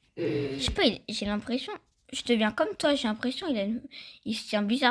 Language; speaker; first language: French; native; French